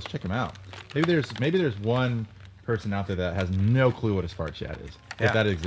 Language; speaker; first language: English; native; English